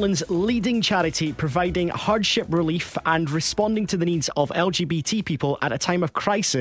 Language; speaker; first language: English; native; English